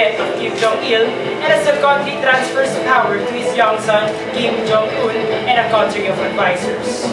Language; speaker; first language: English; non-native, local second language; Filipino